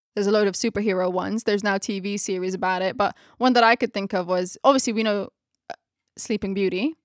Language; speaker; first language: English; non-native, local second language; Filipino